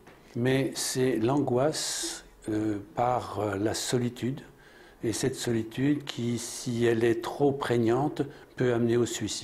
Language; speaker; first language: French; native; French